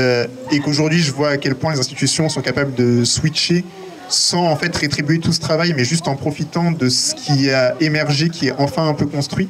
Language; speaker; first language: French; native; French